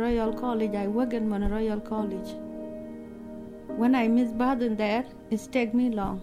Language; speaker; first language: English; non-native, learner; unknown